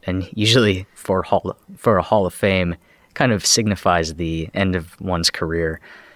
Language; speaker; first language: English; native; English